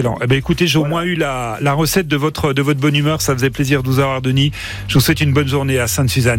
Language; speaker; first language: French; native; French